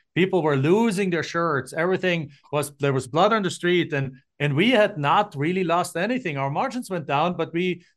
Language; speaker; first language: English; non-native, fluent; German